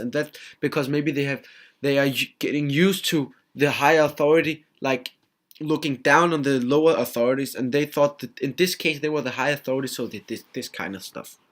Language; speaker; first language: English; non-native, fluent; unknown